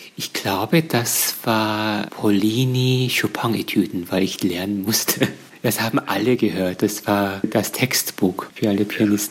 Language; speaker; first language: German; non-native, fluent; Korean